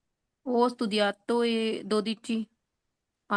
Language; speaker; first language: Italian; non-native, learner; Punjabi